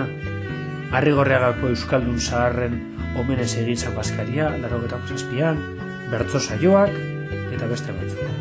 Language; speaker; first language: Basque; native; Basque